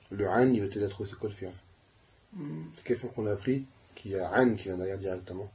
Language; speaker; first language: Arabic; non-native, fluent; French